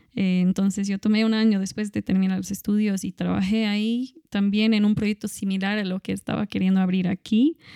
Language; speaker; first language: Spanish; non-native, fluent; English